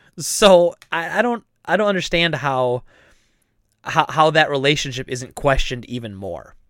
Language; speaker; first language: English; native; English